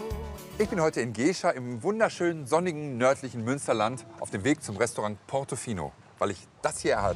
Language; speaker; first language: German; native; German